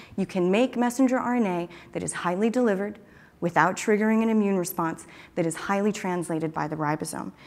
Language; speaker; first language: English; native; English